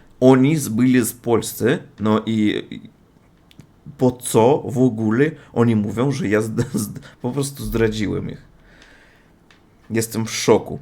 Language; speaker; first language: Polish; non-native, learner; Russian